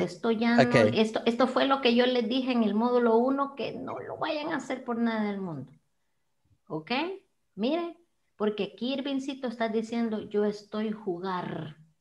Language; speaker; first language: Spanish; native; Spanish